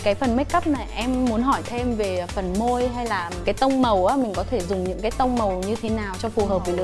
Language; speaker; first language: Vietnamese; native; Vietnamese